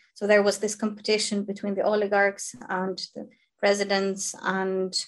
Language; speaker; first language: English; non-native, fluent; Ukrainian